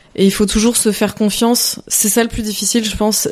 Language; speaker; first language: French; native; French